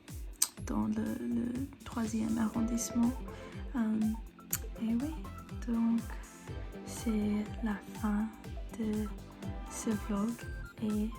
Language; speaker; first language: French; non-native, learner; English